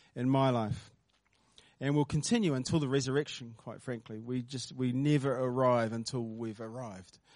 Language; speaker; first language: English; native; English